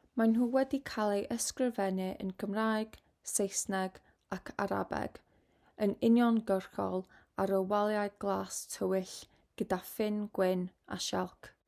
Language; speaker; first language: Welsh; non-native, local second language; English